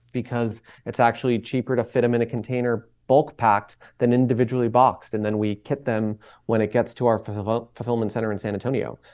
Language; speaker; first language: English; native; English